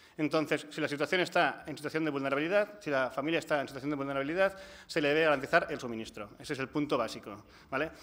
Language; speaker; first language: Spanish; non-native, local second language; Catalan